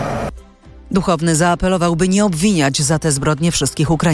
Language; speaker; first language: Polish; native; Polish